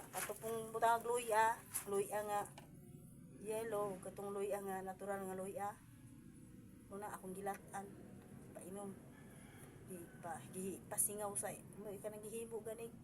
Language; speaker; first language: Filipino; non-native, local second language; Cebuano